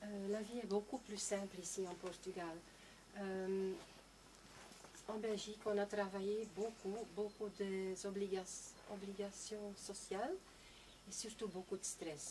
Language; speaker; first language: French; non-native, local second language; Dutch